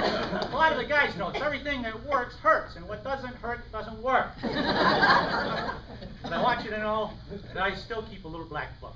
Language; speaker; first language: English; native; English